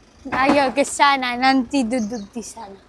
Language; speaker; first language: Indonesian; early bilingual, heritage; Indonesian